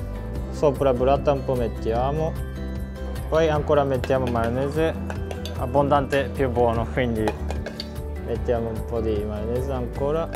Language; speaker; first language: Italian; non-native, learner; Japanese